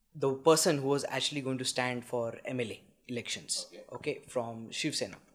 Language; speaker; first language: English; non-native, local second language; Marathi